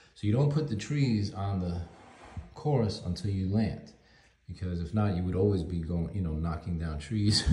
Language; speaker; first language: English; native; English